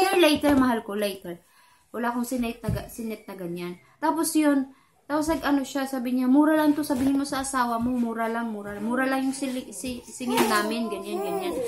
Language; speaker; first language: Filipino; non-native, local second language; Cebuano